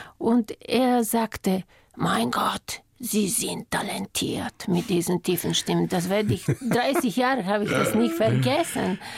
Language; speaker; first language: German; non-native, fluent; Bulgarian